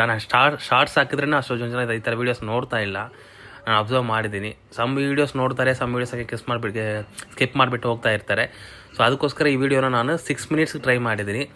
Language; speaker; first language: Kannada; non-native, fluent; Tamil